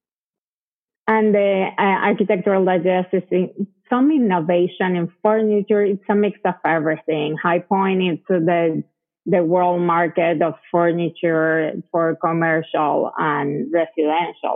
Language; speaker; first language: English; non-native, fluent; Spanish